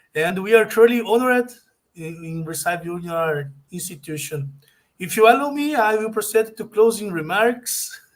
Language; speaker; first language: English; non-native, learner; Portuguese